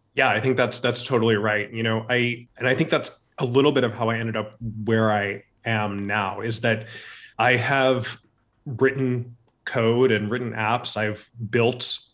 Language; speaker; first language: English; native; English